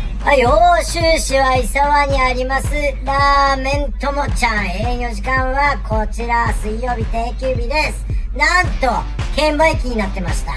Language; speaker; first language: Japanese; native; Japanese